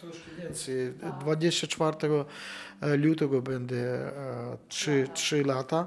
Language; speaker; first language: Polish; non-native, learner; Ukrainian